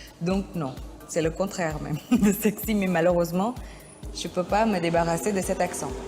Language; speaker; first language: French; non-native, fluent; Indonesian